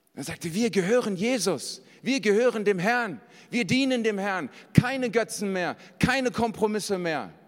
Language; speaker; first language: German; native; German